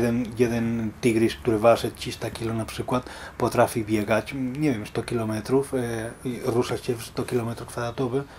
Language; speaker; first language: Polish; non-native, learner; Spanish